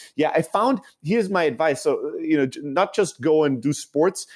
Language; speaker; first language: English; non-native, fluent; Greek